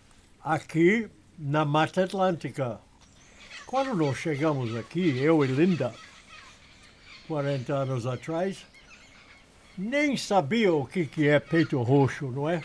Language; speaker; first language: Portuguese; non-native, learner; English